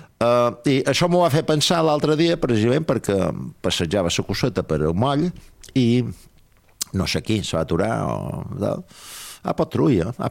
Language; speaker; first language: Catalan; native; Catalan